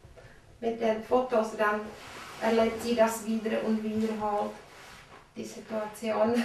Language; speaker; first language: German; non-native, learner; Czech